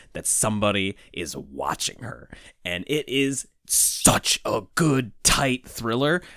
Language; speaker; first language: English; native; English